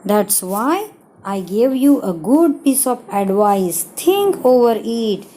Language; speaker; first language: English; non-native, local second language; Marathi